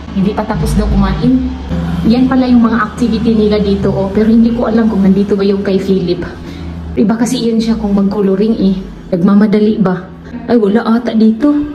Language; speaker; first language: Filipino; non-native, local second language; Cebuano